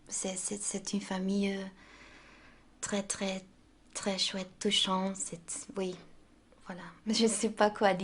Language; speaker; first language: French; non-native, local second language; Dutch